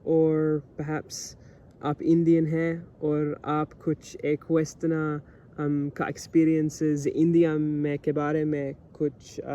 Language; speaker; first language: Hindi; non-native, learner; English